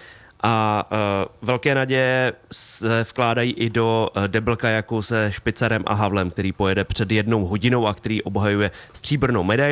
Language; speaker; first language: Czech; native; Czech